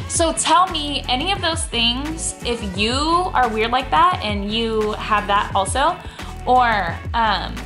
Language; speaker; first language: English; native; English